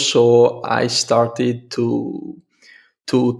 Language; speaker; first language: English; non-native, fluent; Italian